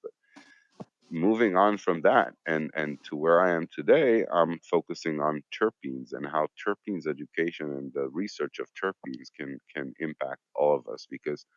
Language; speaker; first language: English; non-native, fluent; Hebrew